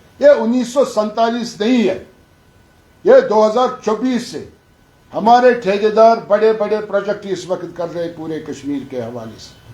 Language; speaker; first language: Urdu; non-native, local second language; Kashmiri